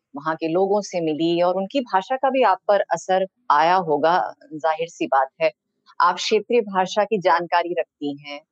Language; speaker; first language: Hindi; native; Hindi